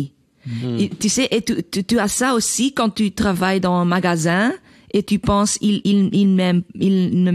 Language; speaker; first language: French; non-native, learner; Dutch